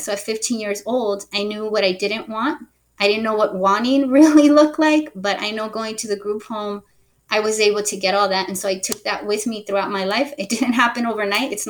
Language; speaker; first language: English; early bilingual, other home language; Spanish